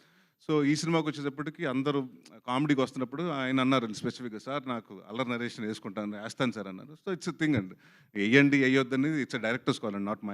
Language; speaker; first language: Telugu; native; Telugu